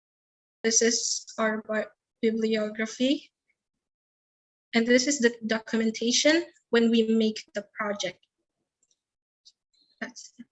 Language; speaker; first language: English; non-native, learner; Indonesian